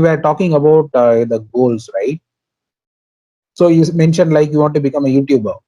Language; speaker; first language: English; non-native, local second language; Tamil